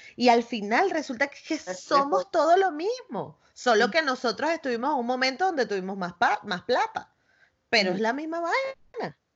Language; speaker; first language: Spanish; native; Spanish